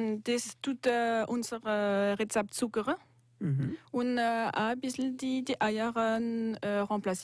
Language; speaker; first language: German; non-native, local second language; French